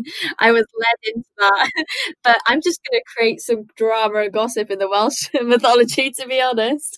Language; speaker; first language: English; native; English